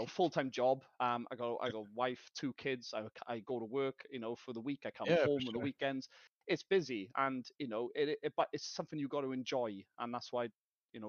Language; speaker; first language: English; native; English